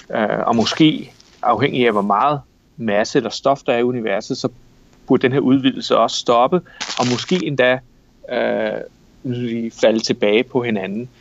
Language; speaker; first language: Danish; native; Danish